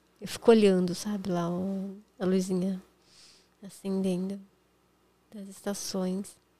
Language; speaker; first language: Portuguese; native; Portuguese